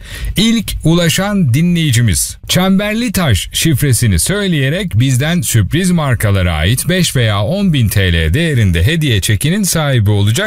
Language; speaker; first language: Turkish; native; Turkish